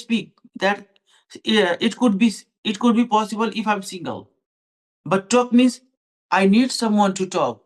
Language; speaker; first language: English; non-native, local second language; Hindi